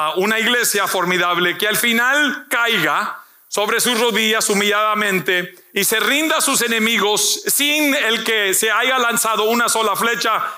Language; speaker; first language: Spanish; early bilingual, heritage; Spanish